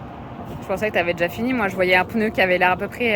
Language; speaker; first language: French; native; French